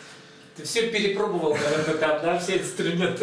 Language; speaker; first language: Russian; native; Russian